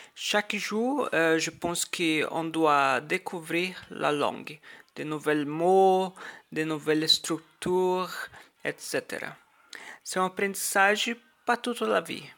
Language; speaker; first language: French; non-native, learner; Portuguese